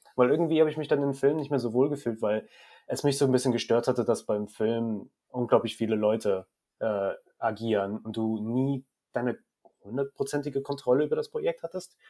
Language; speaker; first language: German; native; German